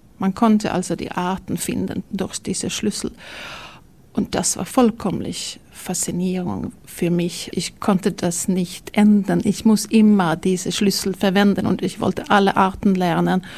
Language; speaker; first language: German; non-native, learner; Swedish